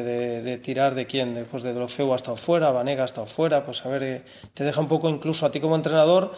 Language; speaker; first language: Spanish; native; Spanish